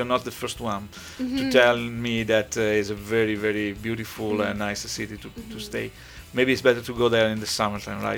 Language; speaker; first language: English; non-native, fluent; Italian